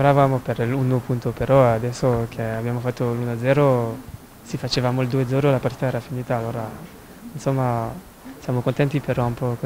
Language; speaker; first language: Italian; non-native, fluent; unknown